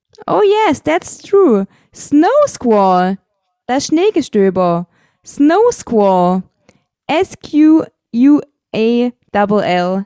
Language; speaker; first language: English; non-native, fluent; German